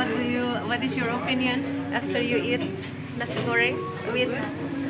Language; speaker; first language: English; non-native, learner; Indonesian